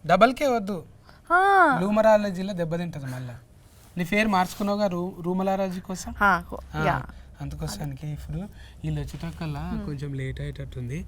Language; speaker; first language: Telugu; native; Telugu